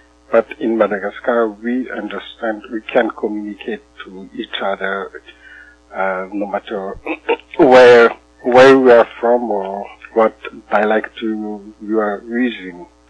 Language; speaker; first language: English; non-native, fluent; Malagasy